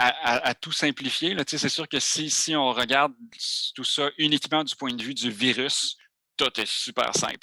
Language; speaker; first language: French; native; French